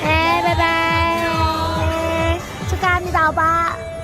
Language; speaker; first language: Korean; non-native, learner; Vietnamese